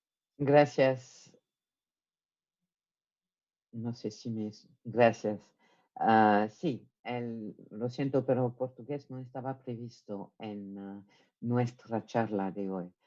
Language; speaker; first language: Spanish; non-native, fluent; French